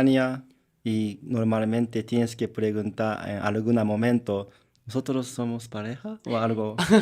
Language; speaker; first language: Spanish; non-native, learner; Japanese